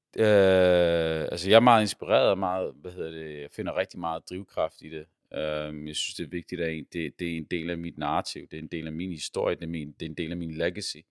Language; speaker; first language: Danish; early bilingual, other home language; Arabic